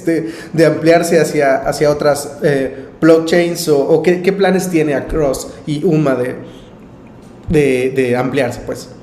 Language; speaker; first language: Spanish; native; Spanish